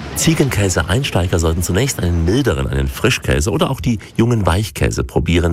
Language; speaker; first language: German; native; German